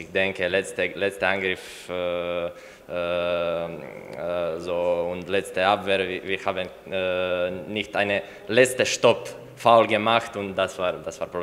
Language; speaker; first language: German; non-native, learner; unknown